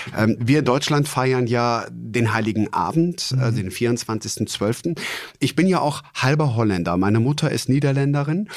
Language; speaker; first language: German; native; German